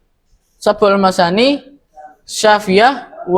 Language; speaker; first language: Arabic; non-native, fluent; Indonesian